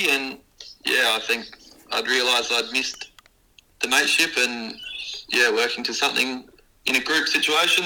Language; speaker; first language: English; native; English